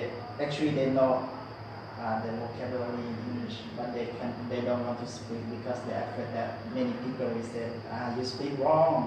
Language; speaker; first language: English; non-native, learner; Lao